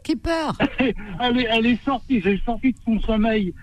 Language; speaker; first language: French; native; French